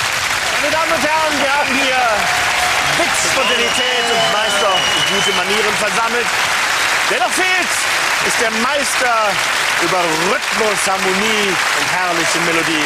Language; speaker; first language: German; native; German